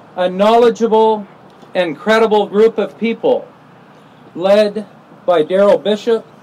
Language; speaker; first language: English; native; English